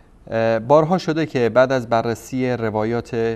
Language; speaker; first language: Persian; native; Persian